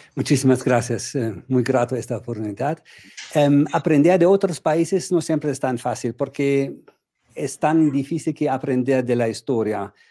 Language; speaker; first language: Spanish; non-native, fluent; German